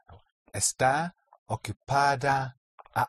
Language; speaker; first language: Spanish; non-native, learner; English